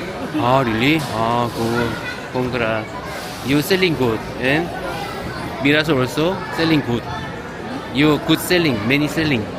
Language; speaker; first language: English; non-native, learner; Korean